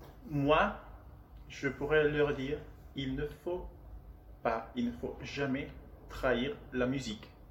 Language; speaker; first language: French; non-native, fluent; Spanish